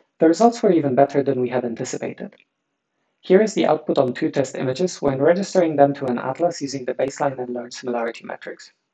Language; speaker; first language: English; non-native, fluent; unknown